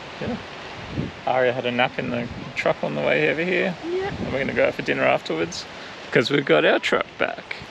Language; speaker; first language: English; native; English